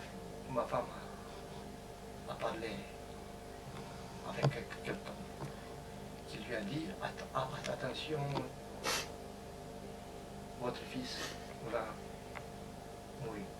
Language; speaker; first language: French; non-native, fluent; Romanian